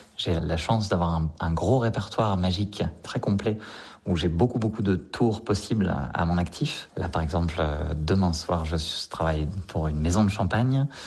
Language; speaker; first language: French; native; French